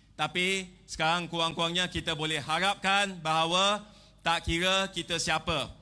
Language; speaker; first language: Malay; non-native, local second language; Chinese